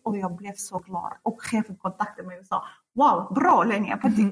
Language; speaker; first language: Swedish; non-native, fluent; Central Kurdish